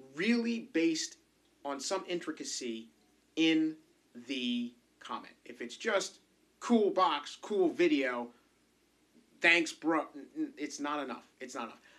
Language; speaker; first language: English; native; English